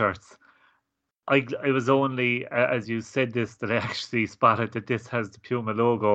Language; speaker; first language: English; native; English